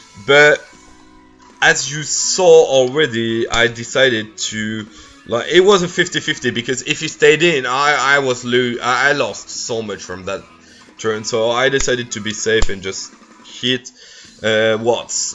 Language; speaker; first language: English; non-native, fluent; French